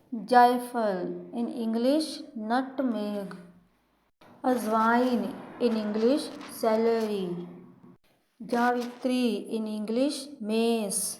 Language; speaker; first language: English; non-native, learner; Hindi